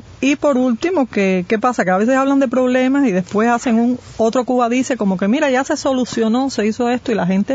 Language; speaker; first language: Spanish; native; Spanish